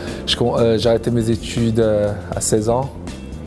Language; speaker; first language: French; non-native, fluent; English